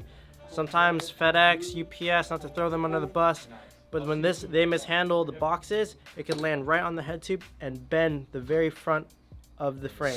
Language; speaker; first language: English; native; English